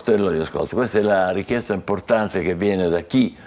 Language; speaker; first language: Italian; native; Italian